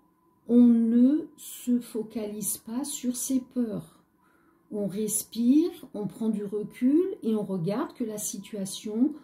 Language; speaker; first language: French; native; French